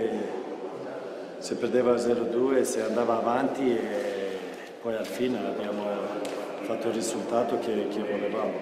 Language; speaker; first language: Italian; non-native, fluent; Swedish